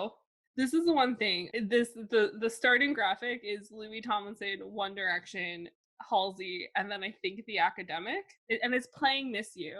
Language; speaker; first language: English; native; English